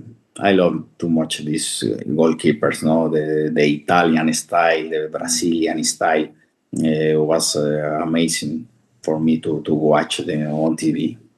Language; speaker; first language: English; non-native, fluent; Spanish